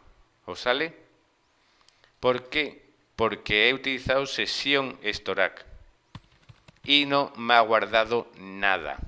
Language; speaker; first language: Spanish; native; Spanish